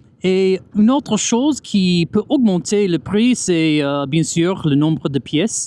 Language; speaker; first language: French; non-native, fluent; English